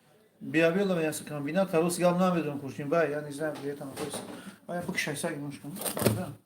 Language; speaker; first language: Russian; non-native, learner; Tajik